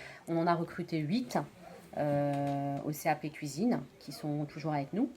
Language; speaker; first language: French; native; French